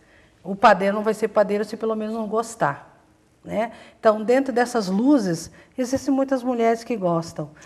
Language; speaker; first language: Portuguese; native; Portuguese